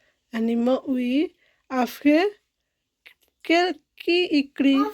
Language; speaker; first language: French; non-native, learner; Bangla